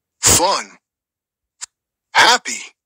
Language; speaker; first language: English; non-native, learner; Russian